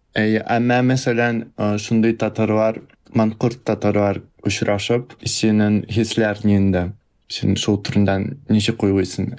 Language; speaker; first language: Tatar; early bilingual, heritage; Russian